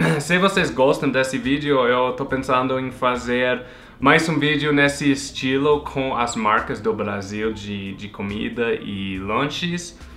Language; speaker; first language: Portuguese; non-native, fluent; English